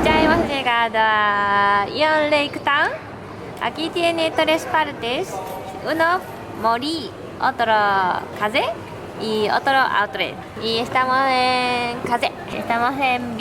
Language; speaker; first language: Spanish; non-native, fluent; Japanese